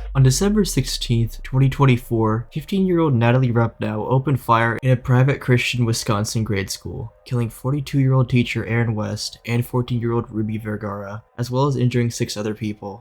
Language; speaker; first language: English; native; English